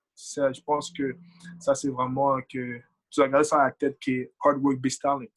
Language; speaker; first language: French; early bilingual, other home language; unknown